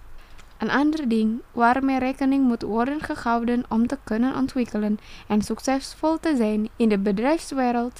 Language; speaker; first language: Dutch; non-native, fluent; Indonesian